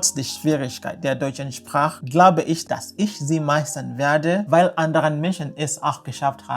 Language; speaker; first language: German; non-native, fluent; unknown